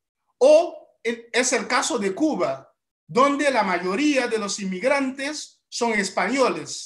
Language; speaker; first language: Spanish; non-native, fluent; Haitian Creole